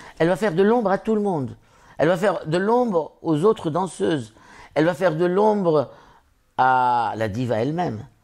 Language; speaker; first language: French; non-native, local second language; Arabic